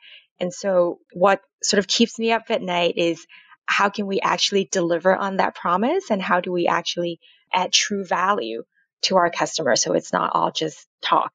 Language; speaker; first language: English; non-native, local second language; Cantonese